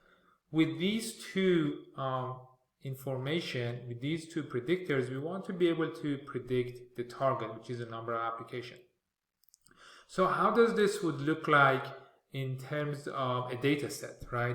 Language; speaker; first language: English; non-native, fluent; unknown